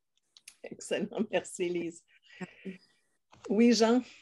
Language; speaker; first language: French; native; French